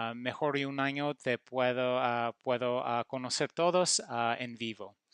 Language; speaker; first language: Spanish; non-native, learner; English